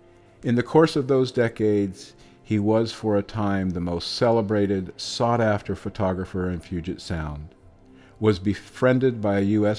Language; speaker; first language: English; native; English